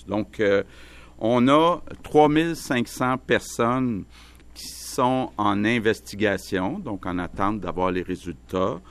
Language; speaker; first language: French; native; French